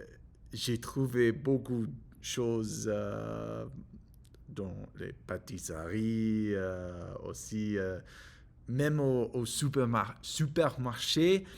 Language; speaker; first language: French; non-native, learner; English